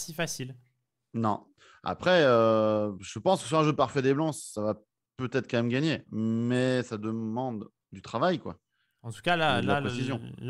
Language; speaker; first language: French; native; French